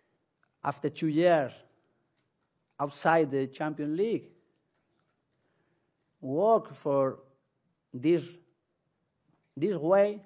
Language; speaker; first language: English; non-native, learner; Spanish